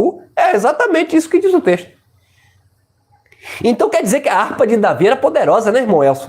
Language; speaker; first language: Portuguese; native; Portuguese